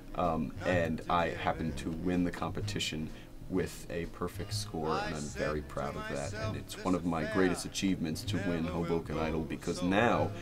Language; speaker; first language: English; native; English